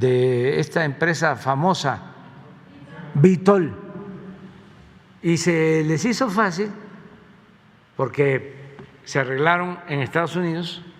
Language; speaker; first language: Spanish; native; Spanish